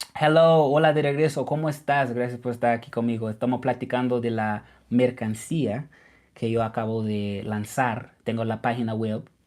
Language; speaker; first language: Spanish; non-native, fluent; English